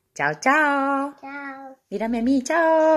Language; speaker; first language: Spanish; native; Spanish